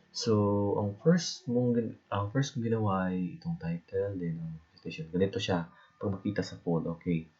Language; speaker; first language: Filipino; non-native, local second language; Cebuano